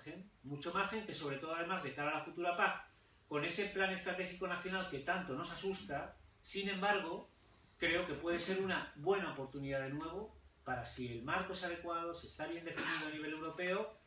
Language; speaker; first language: Spanish; native; Spanish